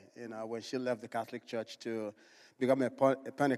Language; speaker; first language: English; non-native, local second language; Igbo